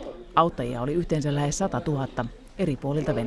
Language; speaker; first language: Finnish; native; Finnish